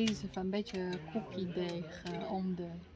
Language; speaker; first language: Dutch; non-native, learner; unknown